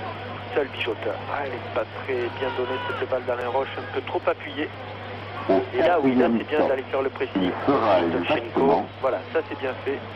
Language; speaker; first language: French; native; French